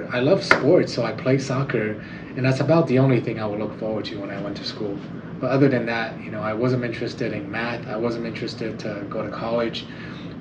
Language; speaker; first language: English; non-native, fluent; Chinese